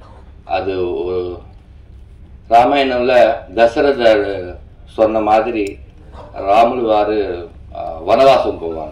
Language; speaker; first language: Tamil; non-native, learner; Telugu